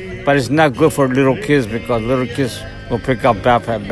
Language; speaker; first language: English; native; English